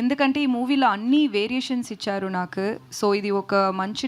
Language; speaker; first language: Telugu; non-native, learner; Tamil